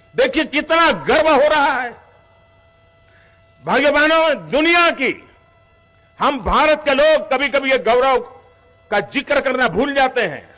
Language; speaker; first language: Hindi; non-native, local second language; Gujarati